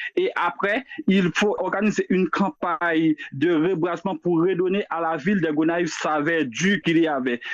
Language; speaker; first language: French; non-native, local second language; Haitian Creole